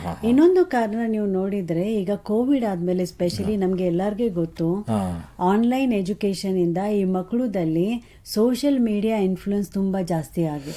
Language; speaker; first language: Kannada; non-native, local second language; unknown